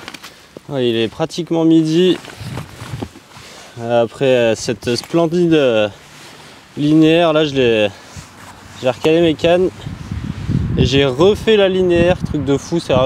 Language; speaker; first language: French; native; French